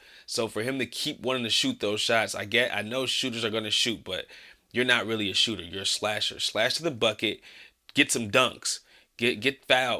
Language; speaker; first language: English; native; English